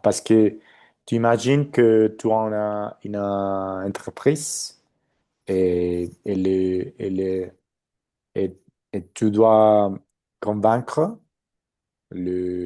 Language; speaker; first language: French; non-native, learner; Spanish